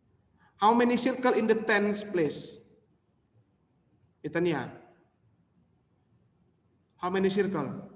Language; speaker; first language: English; non-native, local second language; Indonesian